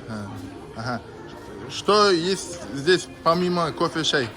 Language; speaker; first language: Russian; non-native, local second language; Kazakh